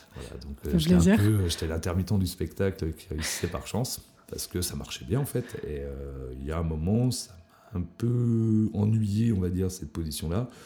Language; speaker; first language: French; native; French